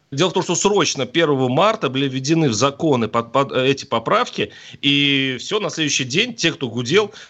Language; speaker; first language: Russian; native; Russian